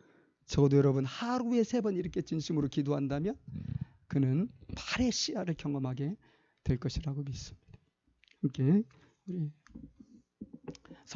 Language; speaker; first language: Korean; native; Korean